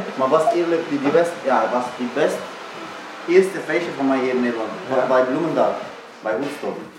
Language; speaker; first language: Dutch; non-native, learner; Arabic